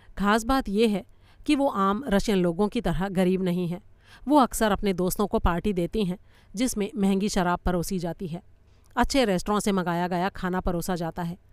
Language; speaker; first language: Hindi; native; Hindi